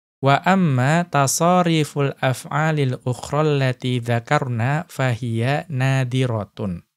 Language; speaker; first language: Arabic; non-native, fluent; Indonesian